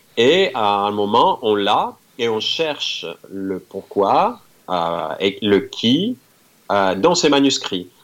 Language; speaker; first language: French; non-native, fluent; Greek